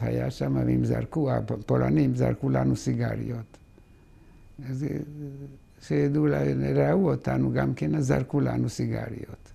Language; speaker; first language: Hebrew; non-native, fluent; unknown